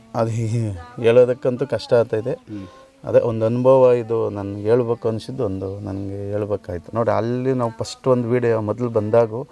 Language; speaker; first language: Kannada; native; Kannada